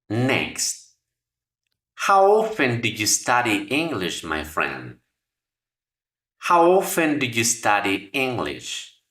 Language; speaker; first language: English; non-native, fluent; Spanish